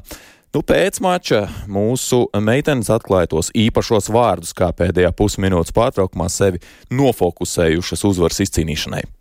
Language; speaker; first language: Latvian; native; Latvian